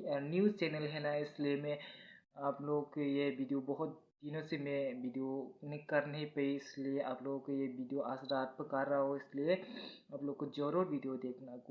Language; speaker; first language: Hindi; non-native, local second language; Kok Borok